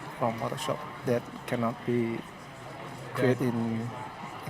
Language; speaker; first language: English; non-native, learner; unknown